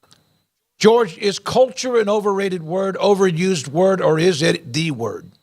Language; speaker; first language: English; native; English